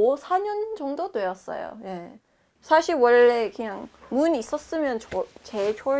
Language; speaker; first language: Korean; non-native, fluent; English